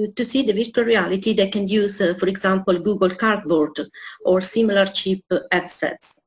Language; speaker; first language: English; non-native, fluent; Italian